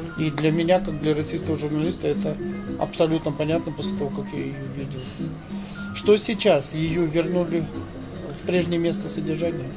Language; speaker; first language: Russian; native; Russian